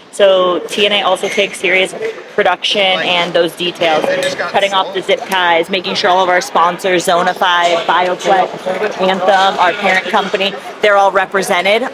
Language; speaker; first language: English; native; English